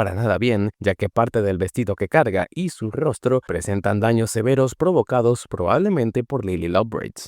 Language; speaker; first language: Spanish; native; Spanish